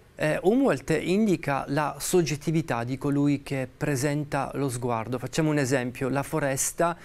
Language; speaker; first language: Italian; native; Italian